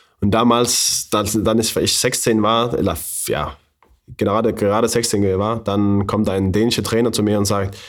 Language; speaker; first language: German; non-native, fluent; Danish